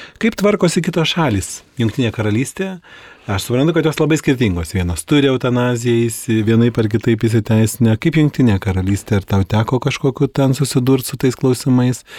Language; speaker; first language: Lithuanian; native; Lithuanian